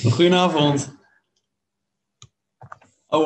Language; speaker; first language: Dutch; native; Dutch